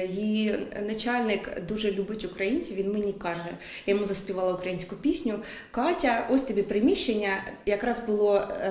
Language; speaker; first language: Ukrainian; native; Ukrainian